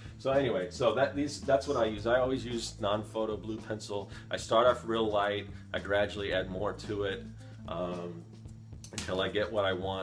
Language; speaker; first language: English; native; English